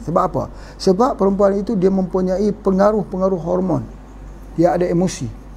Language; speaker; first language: Malay; native; Malay